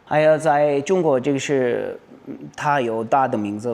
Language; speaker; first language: Chinese; non-native, learner; English